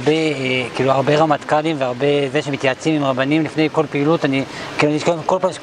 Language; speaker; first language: Hebrew; native; Hebrew